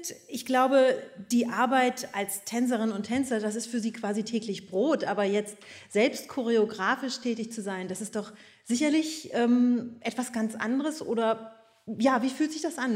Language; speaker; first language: German; native; German